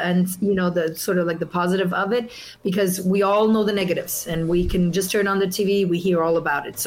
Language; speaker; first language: English; non-native, fluent; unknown